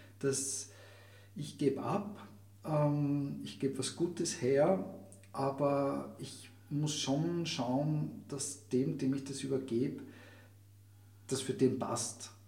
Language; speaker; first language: German; native; German